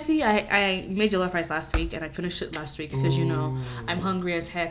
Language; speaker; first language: English; non-native, local second language; Yoruba